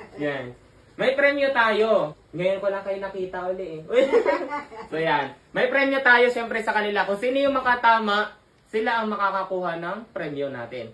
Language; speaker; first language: Filipino; native; Filipino